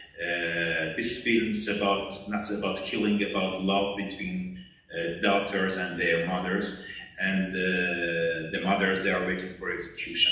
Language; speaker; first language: English; non-native, learner; Persian